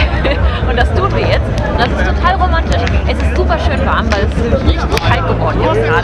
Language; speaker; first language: German; native; German